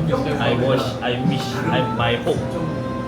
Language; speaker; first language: English; non-native, learner; Korean